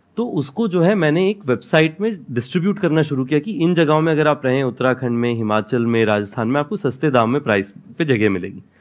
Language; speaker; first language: Hindi; non-native, local second language; Odia